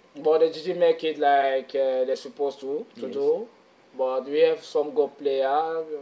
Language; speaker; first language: English; non-native, local second language; French